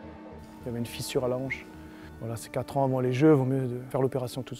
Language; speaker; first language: French; native; French